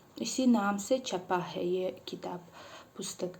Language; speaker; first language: Hindi; non-native, fluent; Uzbek